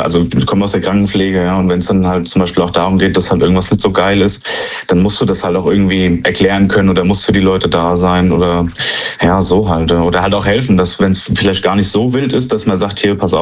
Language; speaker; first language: German; native; German